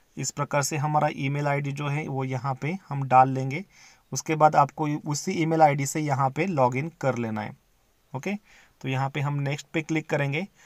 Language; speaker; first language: Hindi; non-native, local second language; Marathi